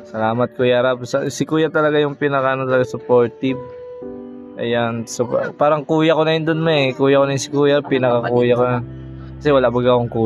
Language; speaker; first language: Filipino; non-native, local second language; Bikol